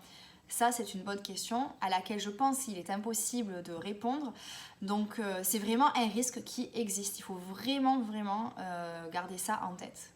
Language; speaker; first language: French; native; French